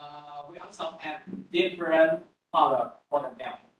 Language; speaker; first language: English; non-native, fluent; Vietnamese